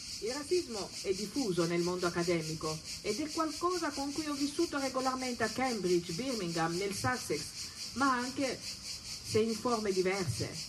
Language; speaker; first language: Italian; non-native, fluent; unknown